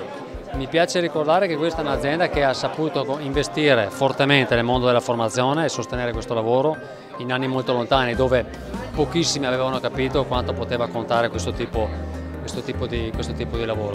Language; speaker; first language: Italian; native; Italian